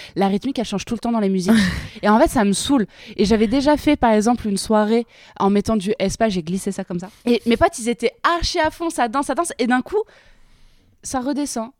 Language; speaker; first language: French; native; French